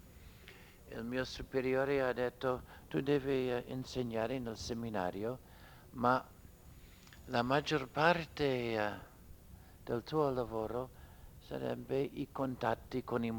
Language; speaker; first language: Italian; non-native, fluent; English